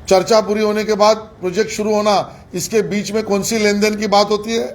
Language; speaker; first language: Hindi; non-native, local second language; Marathi